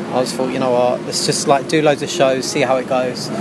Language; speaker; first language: English; native; English